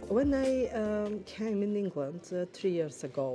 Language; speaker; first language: English; non-native, learner; Bulgarian